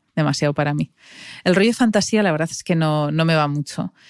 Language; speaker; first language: Spanish; native; Spanish